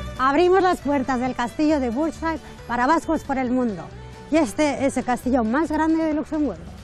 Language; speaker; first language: Spanish; native; Spanish